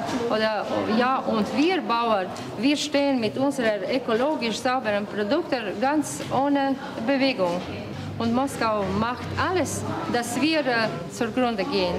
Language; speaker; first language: German; non-native, learner; Latvian